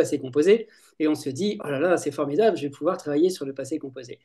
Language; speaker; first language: French; native; French